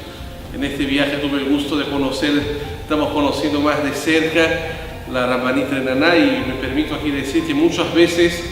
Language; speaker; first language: Spanish; native; Spanish